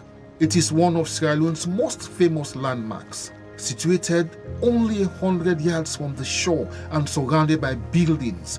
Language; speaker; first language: English; non-native, local second language; Krio